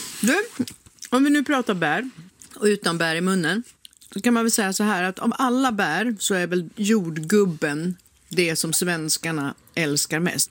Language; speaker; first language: Swedish; native; Swedish